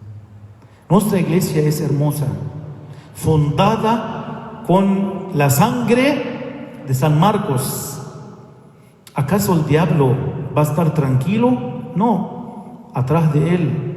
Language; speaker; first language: Spanish; non-native, fluent; Arabic